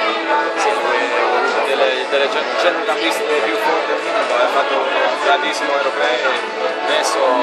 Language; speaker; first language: Italian; non-native, fluent; English